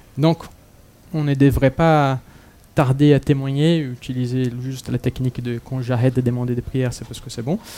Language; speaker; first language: French; non-native, fluent; Portuguese